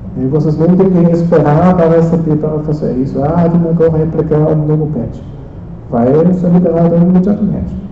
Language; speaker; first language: Portuguese; non-native, fluent; German